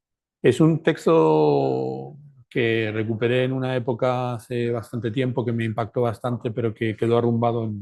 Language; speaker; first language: Spanish; native; Spanish